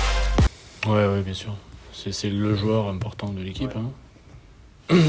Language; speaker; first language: French; native; French